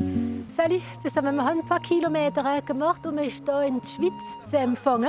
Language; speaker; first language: German; non-native, local second language; French